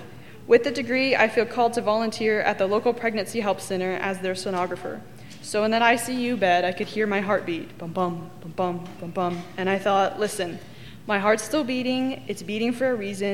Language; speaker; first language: English; native; English